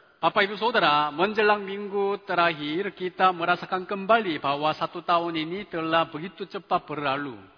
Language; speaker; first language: Indonesian; non-native, fluent; Chinese